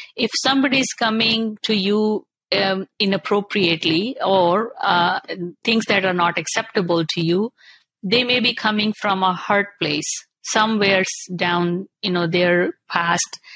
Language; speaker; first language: English; non-native, local second language; Punjabi